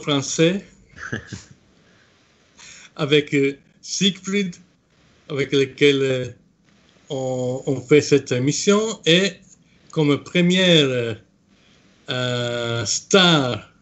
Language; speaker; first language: French; non-native, fluent; Italian